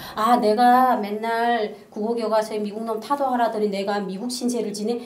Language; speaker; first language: Korean; native; Korean